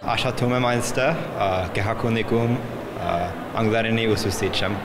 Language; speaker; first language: Armenian; non-native, learner; English